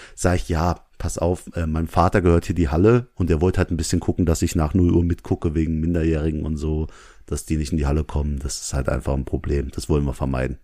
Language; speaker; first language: German; early bilingual, other home language; Urdu